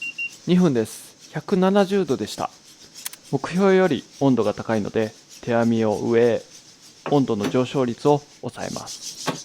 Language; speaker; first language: Japanese; native; Japanese